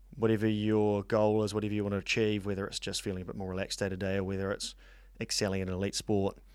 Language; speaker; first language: English; native; English